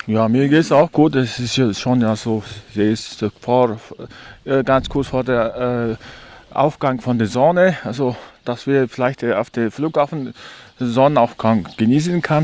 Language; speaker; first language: German; non-native, fluent; Mongolian